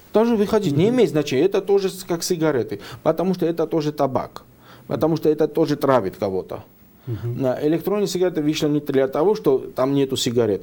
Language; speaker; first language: Russian; non-native, fluent; Georgian